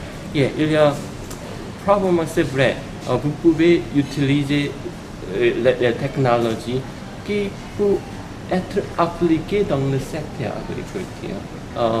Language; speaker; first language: French; non-native, learner; Korean